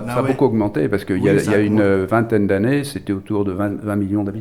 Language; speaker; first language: French; native; French